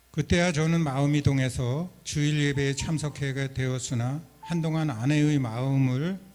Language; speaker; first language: Korean; native; Korean